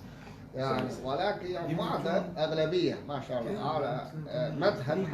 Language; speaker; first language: Arabic; non-native, fluent; Chinese